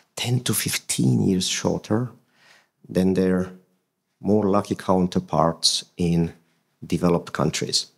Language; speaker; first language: English; non-native, fluent; Hungarian